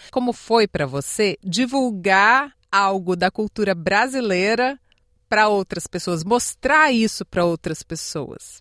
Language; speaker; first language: Portuguese; native; Portuguese